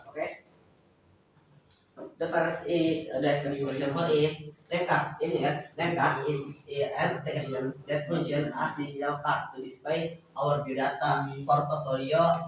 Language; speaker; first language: English; non-native, learner; Indonesian